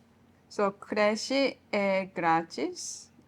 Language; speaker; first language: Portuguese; non-native, learner; Japanese